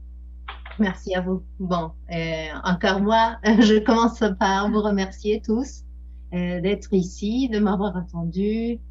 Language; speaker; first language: French; non-native, fluent; Spanish